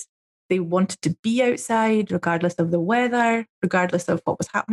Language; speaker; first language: English; native; English